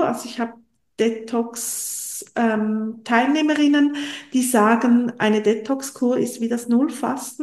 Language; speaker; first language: German; non-native, local second language; French